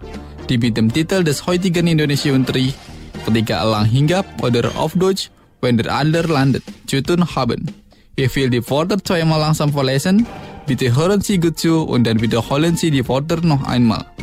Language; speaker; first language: German; non-native, fluent; Indonesian